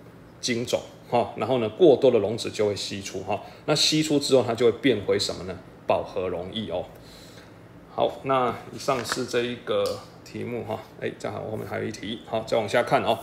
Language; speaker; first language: Chinese; native; Chinese